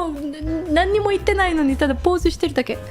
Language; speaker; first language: Japanese; non-native, fluent; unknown